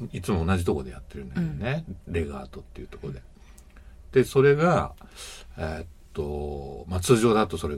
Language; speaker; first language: Japanese; native; Japanese